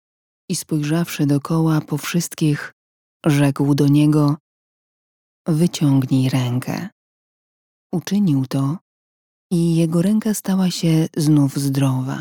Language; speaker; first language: Polish; native; Polish